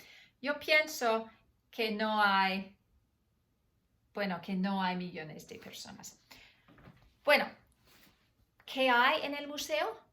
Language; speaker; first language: Spanish; non-native, fluent; English